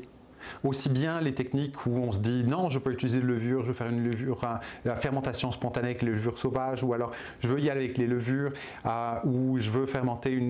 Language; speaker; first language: French; native; French